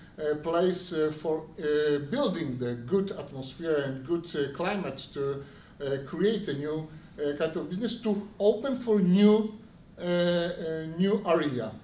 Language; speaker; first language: English; non-native, learner; Polish